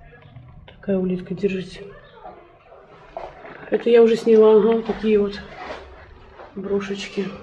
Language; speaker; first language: Russian; native; Russian